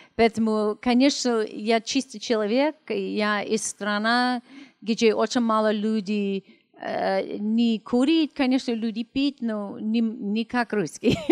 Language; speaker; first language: Russian; non-native, learner; English